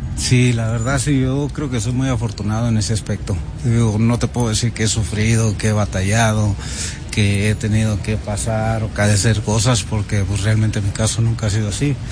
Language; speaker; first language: Spanish; early bilingual, heritage; Spanish